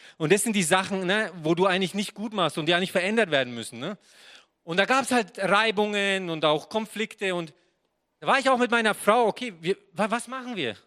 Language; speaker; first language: German; non-native, fluent; Serbian